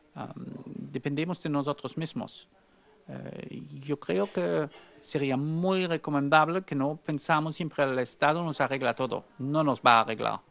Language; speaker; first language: Spanish; non-native, fluent; German